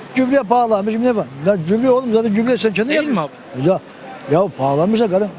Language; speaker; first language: Turkish; native; Turkish